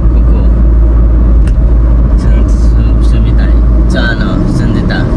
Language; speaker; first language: Japanese; non-native, learner; Filipino